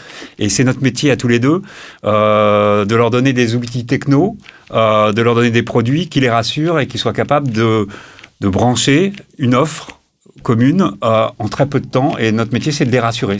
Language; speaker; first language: French; native; French